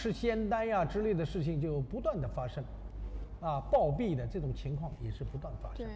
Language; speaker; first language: Chinese; native; Chinese